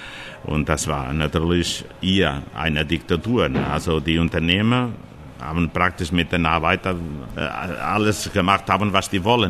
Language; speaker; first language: German; non-native, fluent; Portuguese